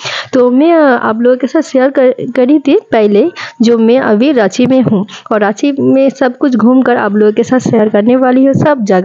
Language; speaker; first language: Hindi; non-native, local second language; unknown